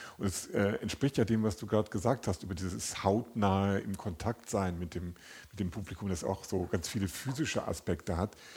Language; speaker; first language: German; native; German